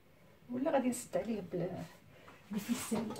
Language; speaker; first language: Arabic; native; Arabic